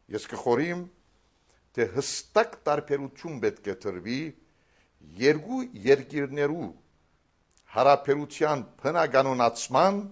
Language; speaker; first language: Armenian; native; Armenian